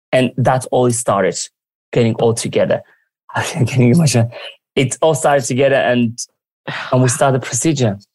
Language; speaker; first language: English; early bilingual, other home language; Armenian